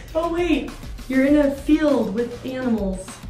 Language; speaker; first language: English; native; English